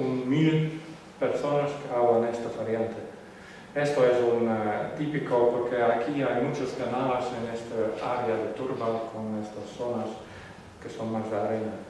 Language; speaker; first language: Spanish; non-native, learner; Western Frisian